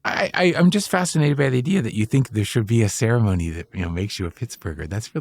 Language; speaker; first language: English; native; English